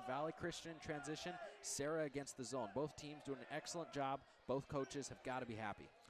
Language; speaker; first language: English; native; English